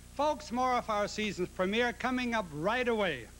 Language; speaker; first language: English; native; English